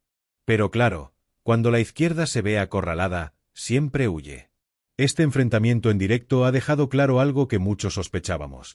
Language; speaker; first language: Spanish; native; Spanish